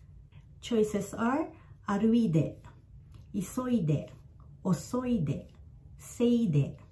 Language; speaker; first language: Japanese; non-native, fluent; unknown